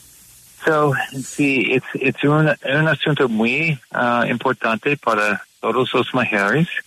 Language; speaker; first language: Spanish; non-native, learner; English